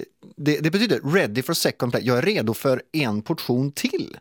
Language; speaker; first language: Swedish; native; Swedish